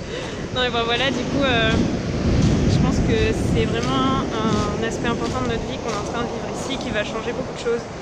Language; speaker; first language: French; native; French